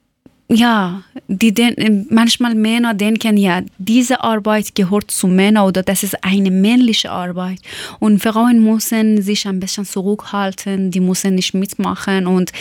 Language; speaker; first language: German; non-native, learner; Persian